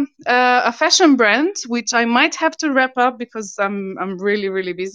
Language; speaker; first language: English; non-native, fluent; Albanian